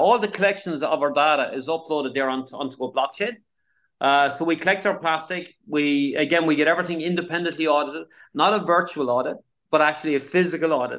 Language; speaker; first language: English; native; English